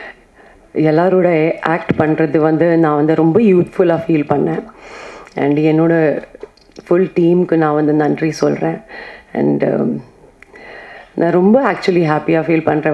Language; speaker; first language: Tamil; non-native, fluent; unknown